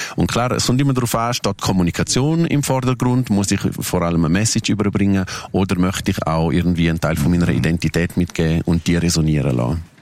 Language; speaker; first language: German; non-native, local second language; Romansh